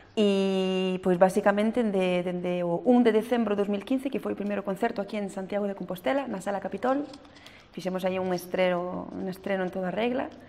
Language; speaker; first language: Galician; early bilingual, heritage; French